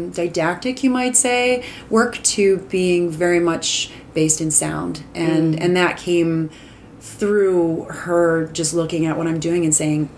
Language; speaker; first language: English; native; English